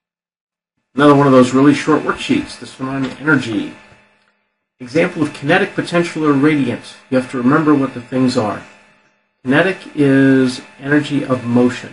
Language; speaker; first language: English; native; English